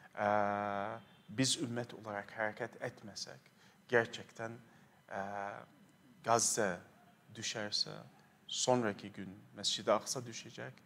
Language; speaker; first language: Turkish; non-native, fluent; Arabic